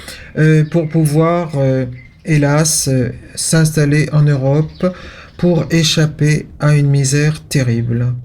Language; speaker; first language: French; native; French